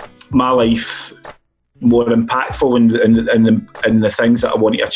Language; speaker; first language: English; native; English